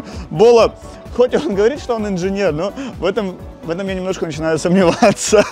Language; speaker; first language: Russian; native; Russian